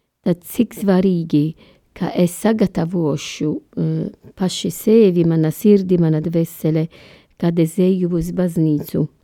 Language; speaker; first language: Latvian; non-native, learner; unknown